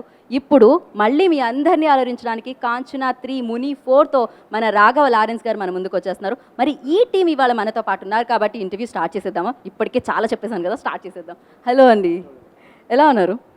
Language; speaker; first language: Telugu; native; Telugu